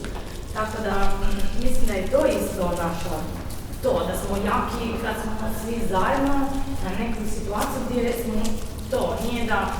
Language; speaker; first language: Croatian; non-native, fluent; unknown